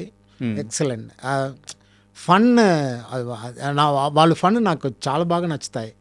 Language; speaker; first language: Telugu; non-native, fluent; Tamil